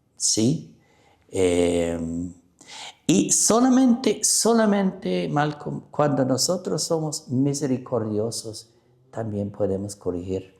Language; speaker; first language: Spanish; non-native, fluent; English